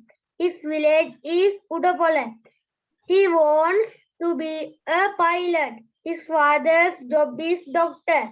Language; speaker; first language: English; non-native, learner; Sinhala